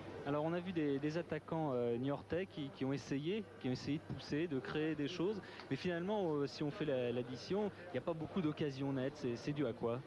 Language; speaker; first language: French; native; French